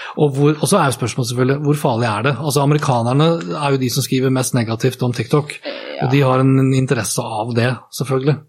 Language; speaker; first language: Norwegian; native; Norwegian